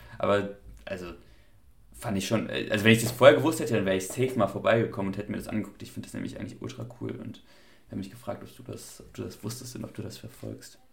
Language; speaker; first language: German; native; German